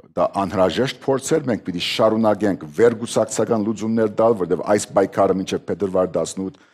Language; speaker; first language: Armenian; early bilingual, heritage; Armenian